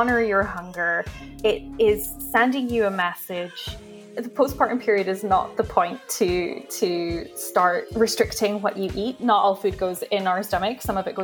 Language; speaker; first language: English; native; English